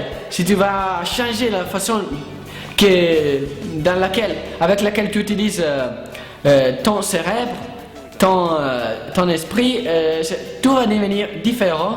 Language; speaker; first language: French; non-native, learner; Italian